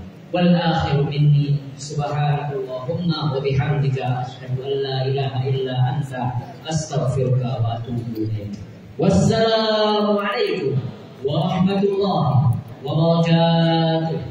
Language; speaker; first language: Arabic; non-native, learner; Indonesian